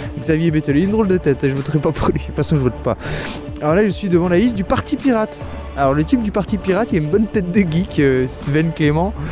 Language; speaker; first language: French; native; French